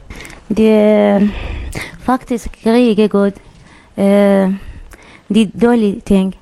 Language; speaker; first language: Danish; non-native, learner; Arabic